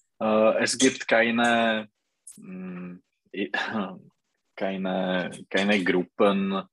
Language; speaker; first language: German; non-native, learner; Czech